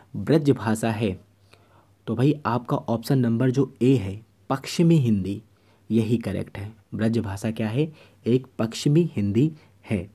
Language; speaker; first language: Hindi; native; Hindi